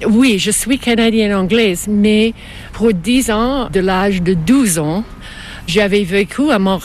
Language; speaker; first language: French; non-native, fluent; English